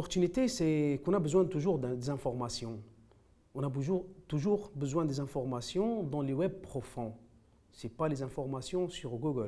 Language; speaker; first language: French; non-native, local second language; Arabic